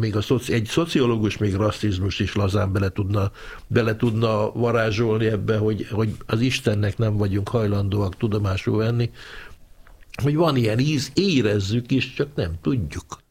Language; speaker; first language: Hungarian; native; Hungarian